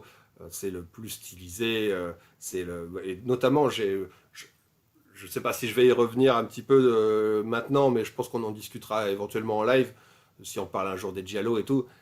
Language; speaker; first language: French; native; French